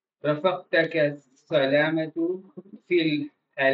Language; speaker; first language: Arabic; non-native, learner; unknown